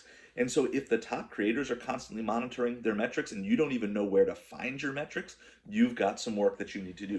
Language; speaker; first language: English; native; English